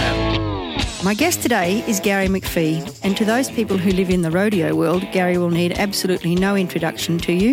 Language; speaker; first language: English; native; English